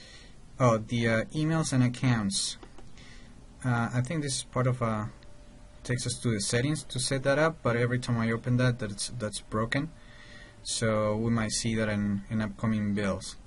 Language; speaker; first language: English; non-native, fluent; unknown